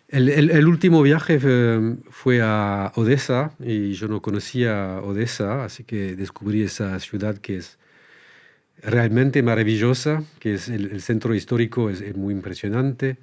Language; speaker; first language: Spanish; non-native, fluent; French